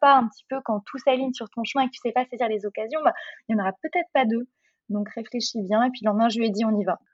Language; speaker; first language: French; native; French